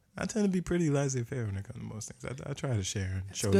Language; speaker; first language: English; native; English